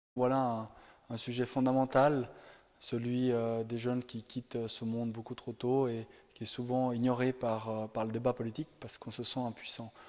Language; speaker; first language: French; native; French